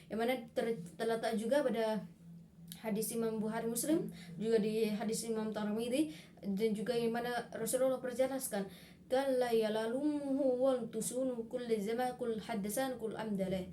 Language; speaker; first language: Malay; non-native, local second language; Madurese